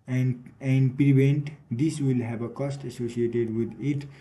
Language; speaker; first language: English; non-native, local second language; Nepali